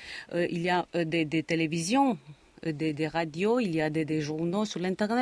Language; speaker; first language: French; non-native, fluent; Romanian